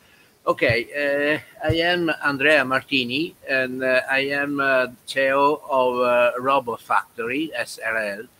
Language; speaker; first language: English; non-native, learner; Italian